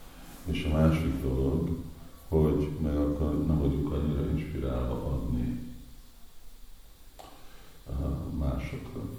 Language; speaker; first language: Hungarian; native; Hungarian